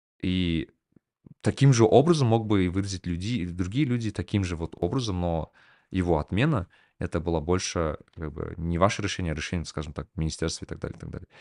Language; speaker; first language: Russian; non-native, local second language; Kazakh